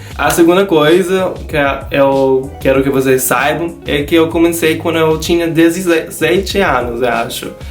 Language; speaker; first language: Portuguese; non-native, learner; English